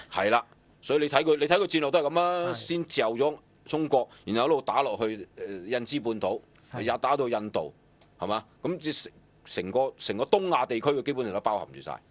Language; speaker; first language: Cantonese; native; Cantonese